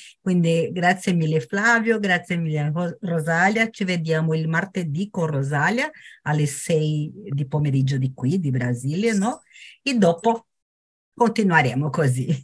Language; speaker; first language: Italian; non-native, fluent; Portuguese